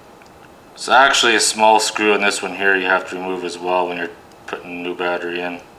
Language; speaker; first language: English; native; English